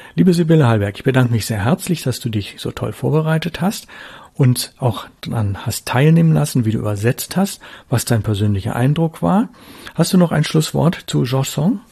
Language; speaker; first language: German; native; German